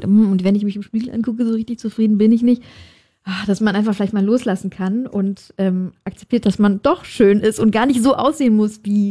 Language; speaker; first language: German; native; German